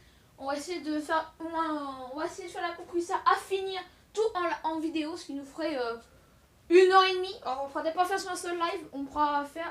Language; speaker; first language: French; native; French